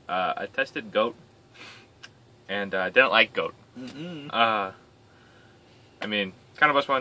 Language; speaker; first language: English; native; English